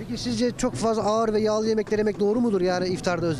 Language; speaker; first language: Turkish; native; Turkish